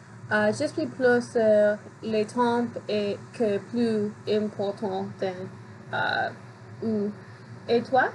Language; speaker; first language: French; non-native, learner; English